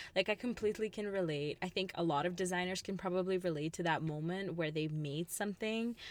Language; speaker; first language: English; early bilingual, other home language; Russian